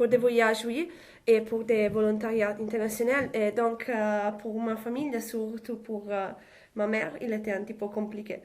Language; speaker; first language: French; non-native, learner; Italian